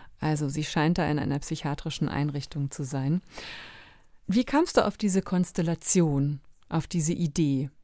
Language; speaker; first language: German; native; German